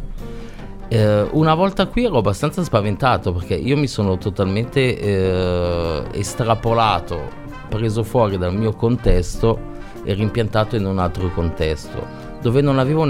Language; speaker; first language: Italian; native; Italian